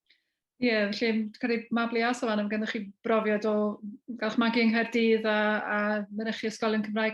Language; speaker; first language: Welsh; native; Welsh